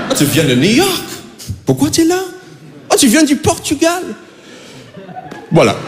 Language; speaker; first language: French; non-native, fluent; English